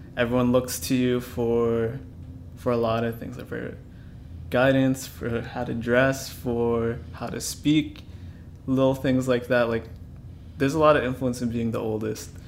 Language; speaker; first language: English; early bilingual, other home language; Filipino